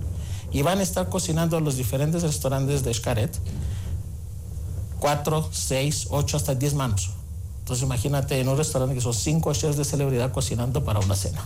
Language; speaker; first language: Spanish; non-native, fluent; Greek